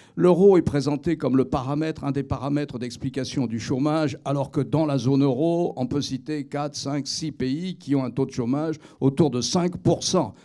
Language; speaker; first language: French; native; French